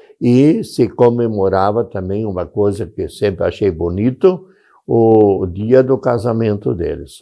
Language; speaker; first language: Portuguese; non-native, local second language; German